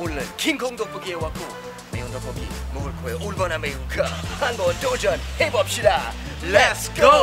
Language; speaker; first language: Korean; non-native, fluent; English